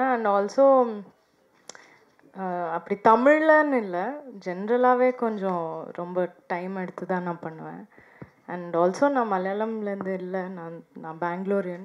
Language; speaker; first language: Tamil; non-native, local second language; Malayalam